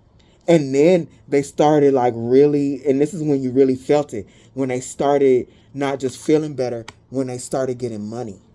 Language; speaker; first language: English; native; English